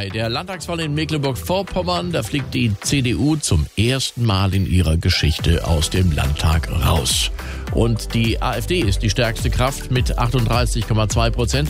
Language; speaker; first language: German; native; German